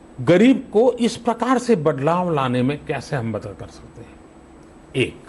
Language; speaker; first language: Hindi; non-native, local second language; Gujarati